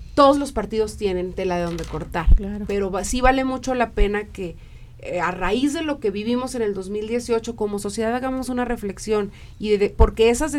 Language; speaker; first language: Spanish; native; Spanish